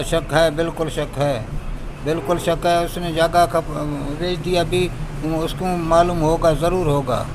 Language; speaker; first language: Hindi; non-native, local second language; Baluchi